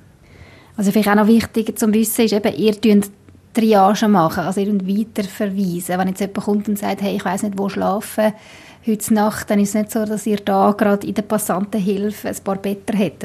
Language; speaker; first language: German; native; German